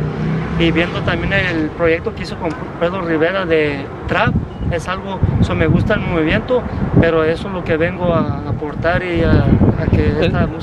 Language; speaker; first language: Spanish; early bilingual, heritage; Spanish